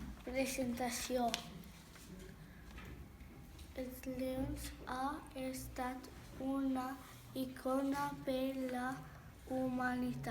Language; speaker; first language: Catalan; non-native, local second language; Spanish